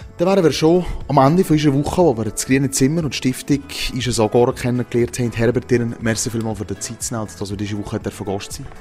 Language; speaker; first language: German; native; German